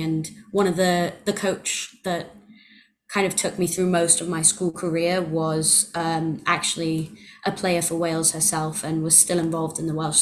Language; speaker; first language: English; native; English